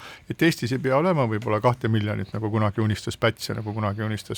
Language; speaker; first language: Estonian; native; Estonian